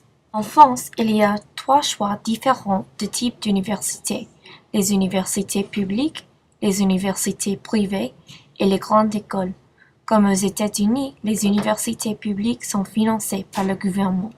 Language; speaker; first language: French; non-native, learner; English